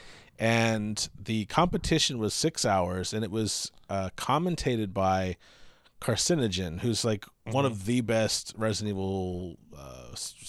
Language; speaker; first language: English; native; English